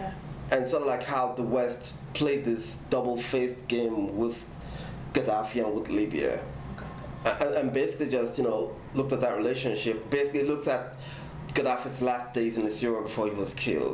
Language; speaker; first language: English; non-native, local second language; Igbo